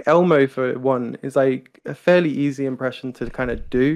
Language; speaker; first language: English; native; English